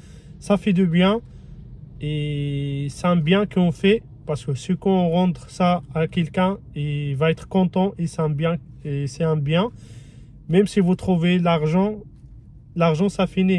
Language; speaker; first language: French; non-native, fluent; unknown